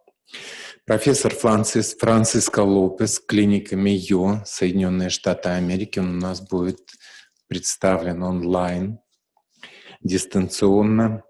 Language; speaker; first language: Russian; native; Russian